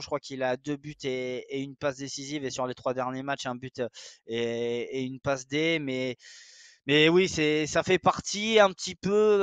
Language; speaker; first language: French; native; French